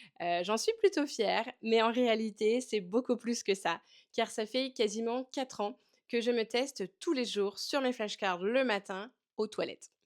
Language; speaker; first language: French; native; French